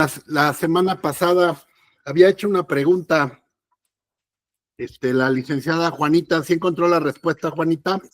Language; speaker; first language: Spanish; native; Spanish